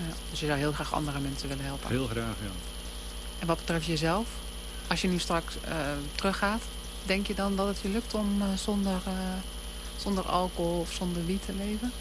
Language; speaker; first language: Dutch; native; Dutch